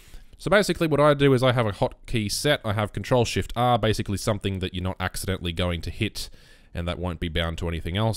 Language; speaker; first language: English; native; English